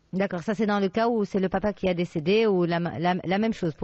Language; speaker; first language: French; non-native, local second language; Arabic